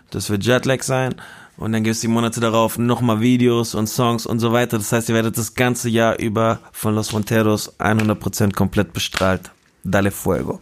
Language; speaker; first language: German; early bilingual, other home language; Spanish